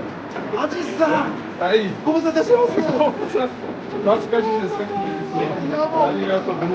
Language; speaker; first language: Japanese; non-native, learner; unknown